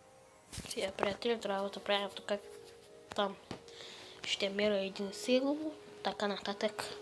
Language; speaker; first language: Bulgarian; non-native, local second language; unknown